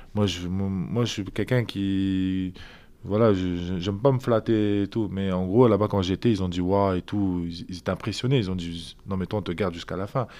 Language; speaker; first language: French; early bilingual, other home language; Azerbaijani